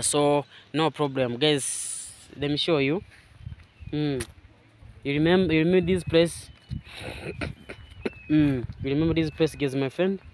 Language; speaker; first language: English; non-native, learner; Swahili